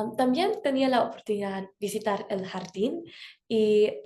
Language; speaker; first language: Spanish; non-native, fluent; English